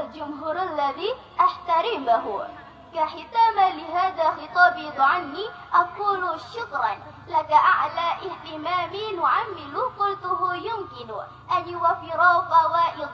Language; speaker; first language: Arabic; non-native, learner; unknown